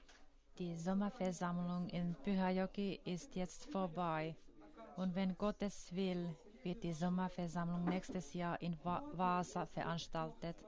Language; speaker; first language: German; non-native, fluent; Finnish